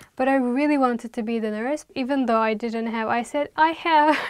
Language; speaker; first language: English; non-native, fluent; Turkish